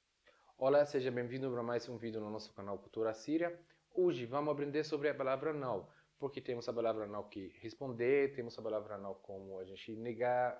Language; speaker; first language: Portuguese; non-native, fluent; Arabic